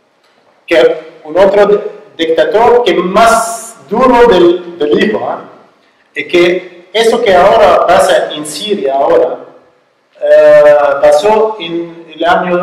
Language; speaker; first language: Spanish; non-native, learner; Arabic